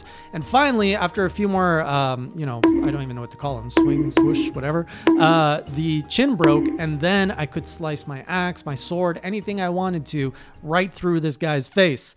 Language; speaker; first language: English; native; English